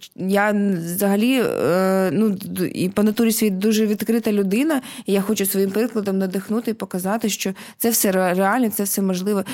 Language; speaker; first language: Ukrainian; non-native, local second language; Russian